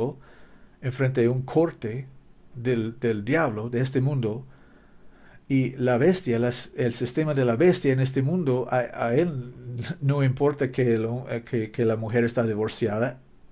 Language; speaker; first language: Spanish; non-native, learner; English